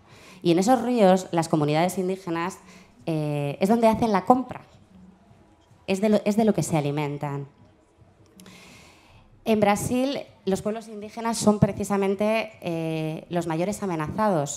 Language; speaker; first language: Spanish; native; Spanish